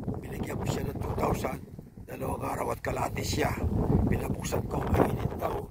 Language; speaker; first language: Filipino; non-native, local second language; Pampanga